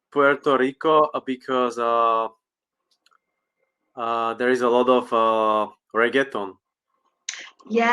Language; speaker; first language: English; non-native, learner; Slovak